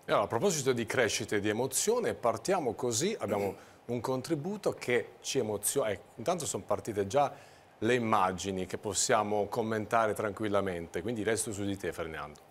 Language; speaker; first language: Italian; native; Italian